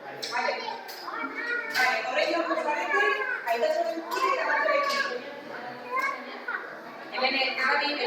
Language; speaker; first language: Basque; non-native, local second language; Spanish